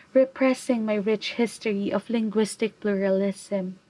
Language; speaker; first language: English; non-native, local second language; Chavacano